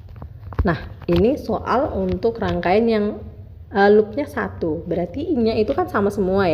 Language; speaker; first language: Indonesian; native; Indonesian